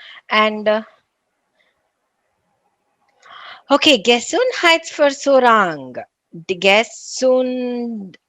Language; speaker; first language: German; non-native, learner; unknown